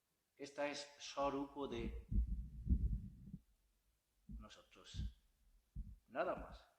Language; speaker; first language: Spanish; non-native, learner; Bangla